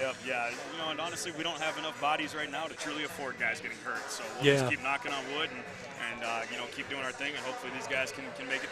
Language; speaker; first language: English; native; English